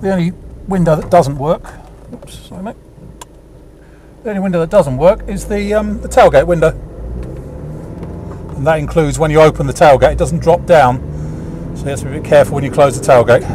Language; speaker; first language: English; native; English